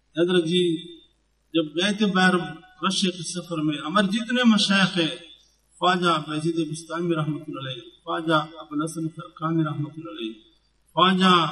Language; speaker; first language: Urdu; non-native, local second language; Pashto